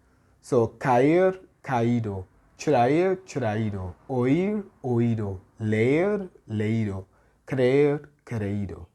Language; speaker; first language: Spanish; non-native, fluent; English